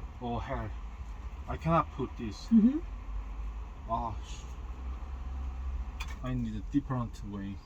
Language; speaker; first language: English; non-native, learner; Korean